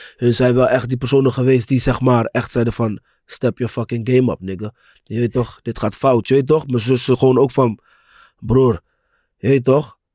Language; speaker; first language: Dutch; native; Dutch